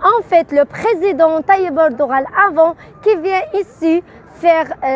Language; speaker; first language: French; non-native, learner; Arabic